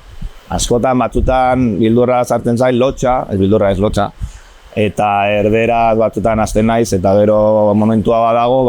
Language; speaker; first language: Basque; non-native, local second language; Spanish